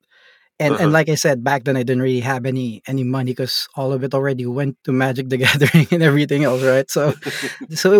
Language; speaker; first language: English; non-native, local second language; Filipino